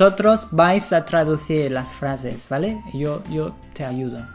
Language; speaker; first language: Spanish; non-native, fluent; English